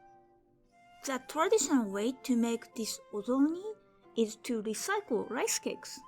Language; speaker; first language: English; non-native, fluent; Japanese